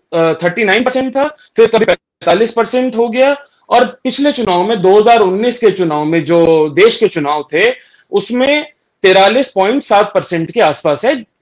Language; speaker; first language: Hindi; native; Hindi